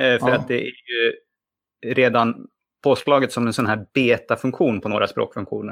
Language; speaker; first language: Swedish; native; Swedish